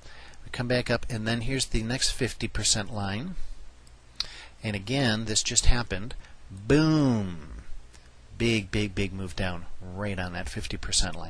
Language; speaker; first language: English; native; English